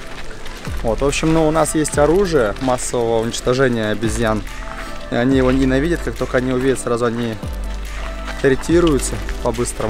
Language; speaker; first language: Russian; native; Russian